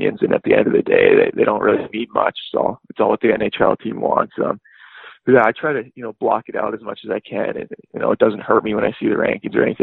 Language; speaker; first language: English; native; English